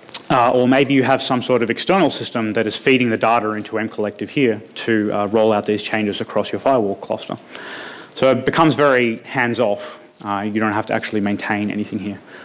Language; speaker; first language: English; native; English